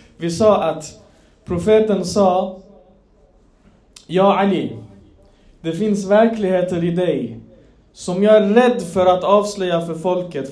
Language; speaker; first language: Swedish; non-native, fluent; Persian